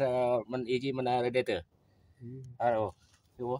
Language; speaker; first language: Arabic; non-native, learner; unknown